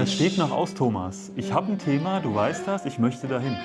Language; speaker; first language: German; native; German